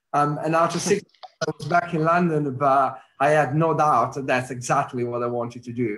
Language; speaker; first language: English; non-native, fluent; Italian